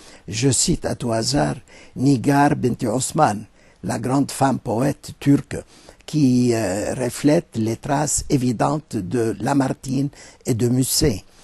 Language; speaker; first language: French; non-native, fluent; Turkish